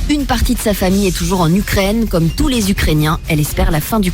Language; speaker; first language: French; native; French